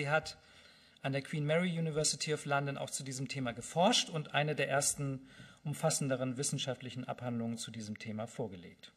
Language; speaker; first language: German; native; German